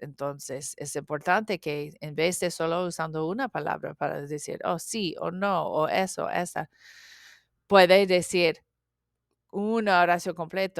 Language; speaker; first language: Spanish; non-native, learner; English